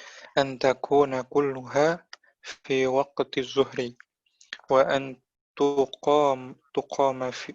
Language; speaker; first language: Arabic; non-native, learner; Indonesian